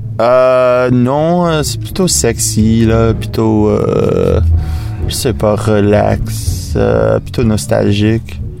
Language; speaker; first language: French; non-native, fluent; English